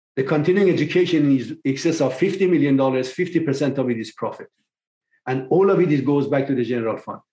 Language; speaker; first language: English; non-native, fluent; Persian